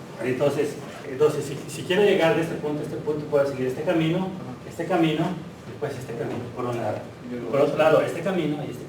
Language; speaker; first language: Spanish; native; Spanish